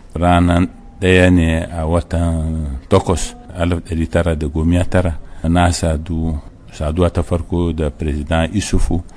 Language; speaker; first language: Hausa; non-native, local second language; Arabic